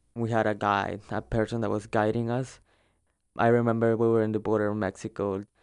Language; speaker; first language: English; early bilingual, other home language; Spanish